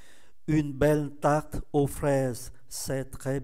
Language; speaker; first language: French; non-native, fluent; Vietnamese